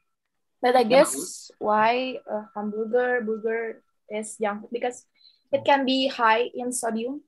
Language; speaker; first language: English; non-native, local second language; Indonesian